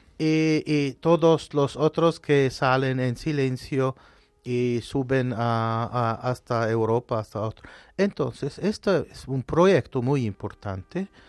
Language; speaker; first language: Spanish; non-native, fluent; Arabic